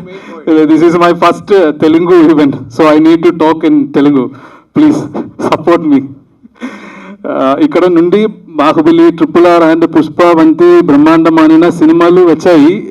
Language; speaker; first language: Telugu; non-native, learner; Malayalam